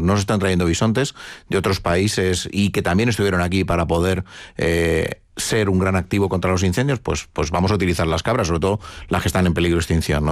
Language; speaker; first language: Spanish; native; Spanish